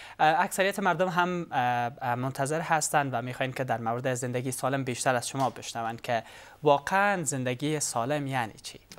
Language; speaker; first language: Persian; native; Persian